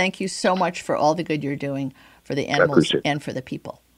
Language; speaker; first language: English; native; English